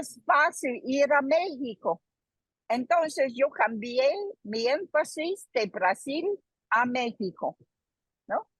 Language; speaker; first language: Spanish; non-native, fluent; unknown